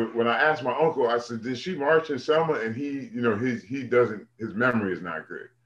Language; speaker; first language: English; native; English